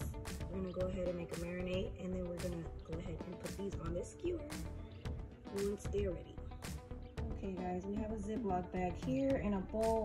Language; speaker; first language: English; native; English